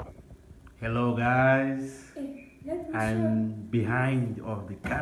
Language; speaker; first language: English; non-native, learner; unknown